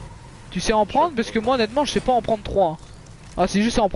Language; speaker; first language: French; native; French